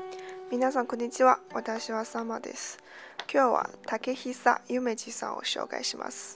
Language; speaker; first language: Japanese; non-native, learner; Chinese